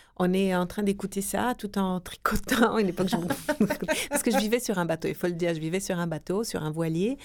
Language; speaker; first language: French; non-native, fluent; Portuguese